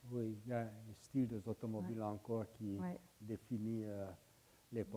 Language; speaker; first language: French; non-native, fluent; Hungarian